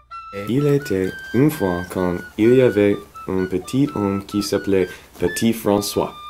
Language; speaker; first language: French; non-native, learner; English